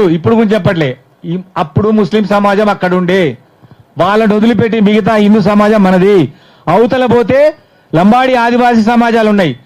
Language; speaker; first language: Telugu; native; Telugu